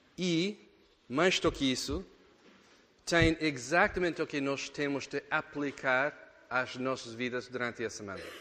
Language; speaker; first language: Portuguese; non-native, fluent; English